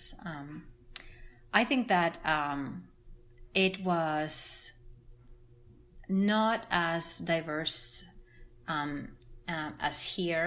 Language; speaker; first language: English; non-native, fluent; Norwegian